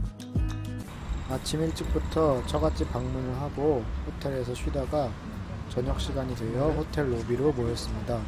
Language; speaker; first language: Korean; native; Korean